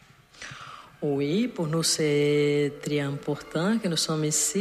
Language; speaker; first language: French; non-native, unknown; Portuguese